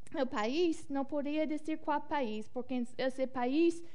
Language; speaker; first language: Spanish; non-native, fluent; English